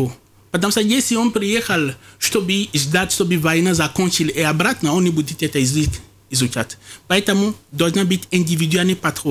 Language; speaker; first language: Russian; non-native, fluent; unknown